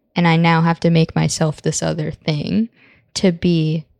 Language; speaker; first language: English; native; English